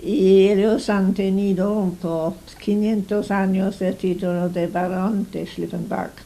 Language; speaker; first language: Spanish; non-native, fluent; English